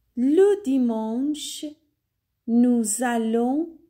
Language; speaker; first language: French; non-native, fluent; Persian